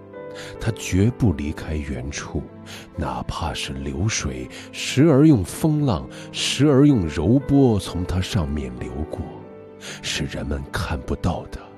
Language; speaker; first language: Chinese; native; Chinese